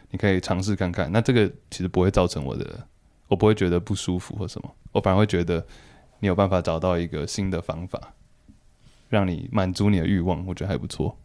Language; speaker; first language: Chinese; native; Chinese